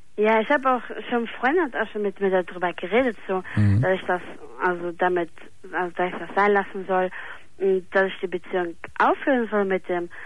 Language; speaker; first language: German; early bilingual, other home language; Italian